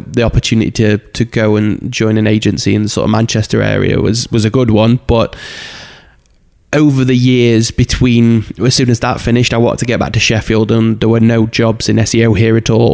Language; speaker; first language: English; native; English